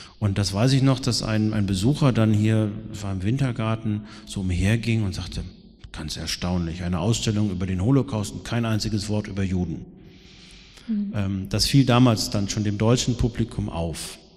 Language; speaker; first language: German; native; German